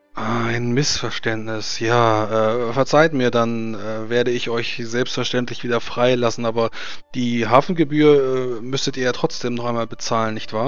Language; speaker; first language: German; native; German